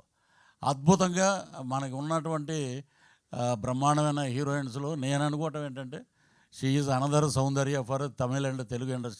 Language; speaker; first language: Telugu; native; Telugu